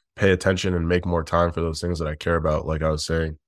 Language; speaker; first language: English; native; English